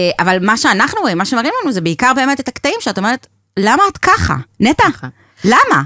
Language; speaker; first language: Hebrew; native; Hebrew